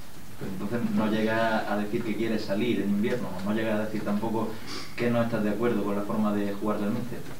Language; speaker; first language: Spanish; native; Spanish